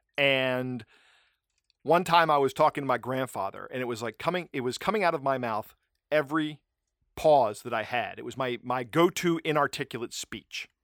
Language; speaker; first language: English; native; English